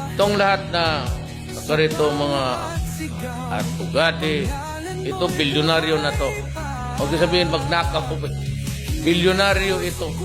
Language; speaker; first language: Filipino; non-native, local second language; Cebuano